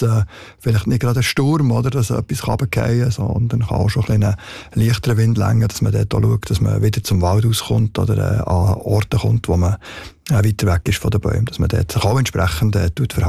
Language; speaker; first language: German; native; German